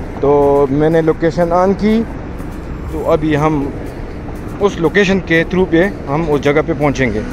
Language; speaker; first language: Urdu; non-native, local second language; Punjabi